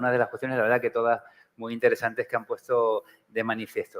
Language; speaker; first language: Spanish; native; Spanish